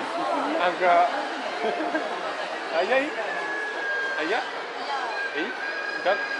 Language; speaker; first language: Japanese; non-native, learner; Indonesian